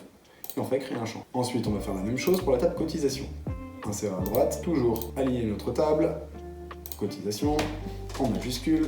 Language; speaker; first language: French; native; French